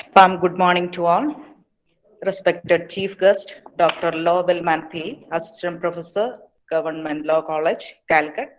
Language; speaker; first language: English; non-native, local second language; Malayalam